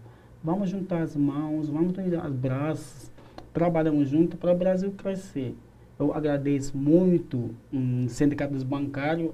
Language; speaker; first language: Portuguese; non-native, learner; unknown